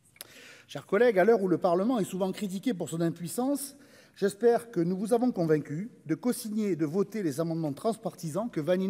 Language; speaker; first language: French; native; French